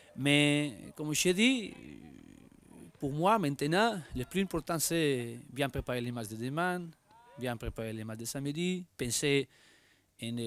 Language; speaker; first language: French; non-native, learner; Spanish